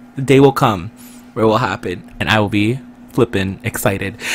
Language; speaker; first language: English; native; English